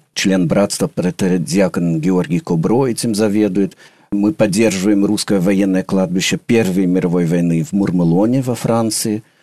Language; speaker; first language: Russian; early bilingual, heritage; Russian